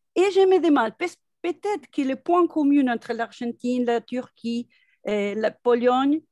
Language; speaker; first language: French; non-native, fluent; Spanish